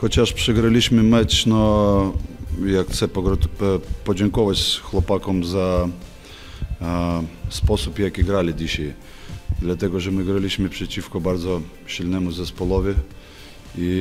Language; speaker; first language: Polish; non-native, fluent; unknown